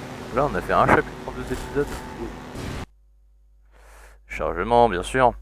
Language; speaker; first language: French; native; French